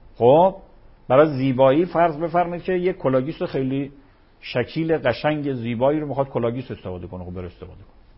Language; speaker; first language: Persian; native; Persian